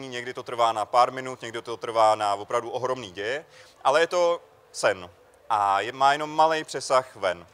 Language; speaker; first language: Czech; native; Czech